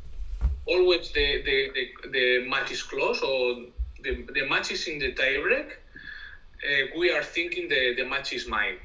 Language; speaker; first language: English; non-native, learner; Spanish